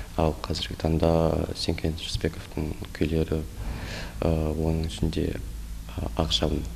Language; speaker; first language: Kazakh; non-native, local second language; Russian